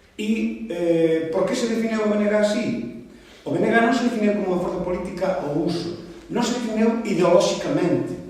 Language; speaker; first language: Galician; native; Galician